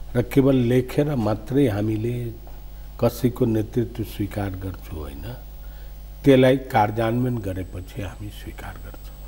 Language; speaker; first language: Nepali; non-native, local second language; Maithili